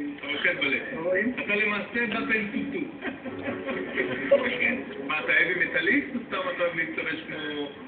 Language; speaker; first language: Hebrew; native; Hebrew